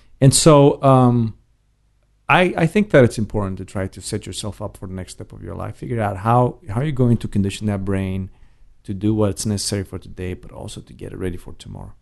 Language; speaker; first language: English; non-native, fluent; Romanian